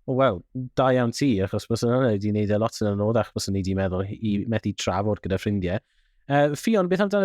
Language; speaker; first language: Welsh; native; Welsh